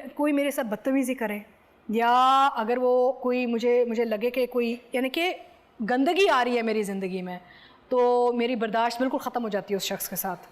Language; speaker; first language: Hindi; native; Hindi